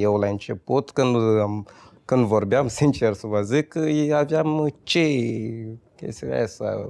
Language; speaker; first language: Romanian; non-native, fluent; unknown